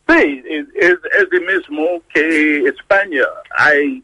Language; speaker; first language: Spanish; non-native, learner; English